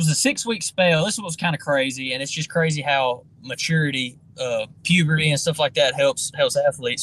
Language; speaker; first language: English; native; English